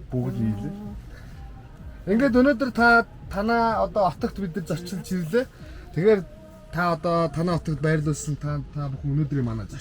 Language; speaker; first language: Mongolian; native; Mongolian